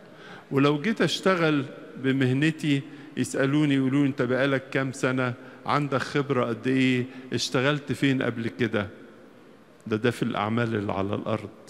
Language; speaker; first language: Arabic; native; Arabic